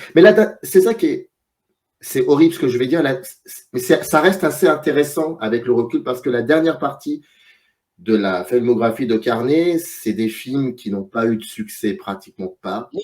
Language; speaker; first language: French; native; French